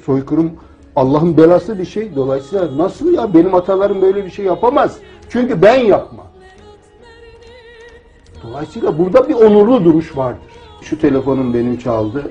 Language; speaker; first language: Turkish; native; Turkish